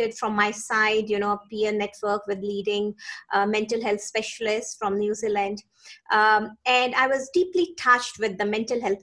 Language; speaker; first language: English; non-native, local second language; Hindi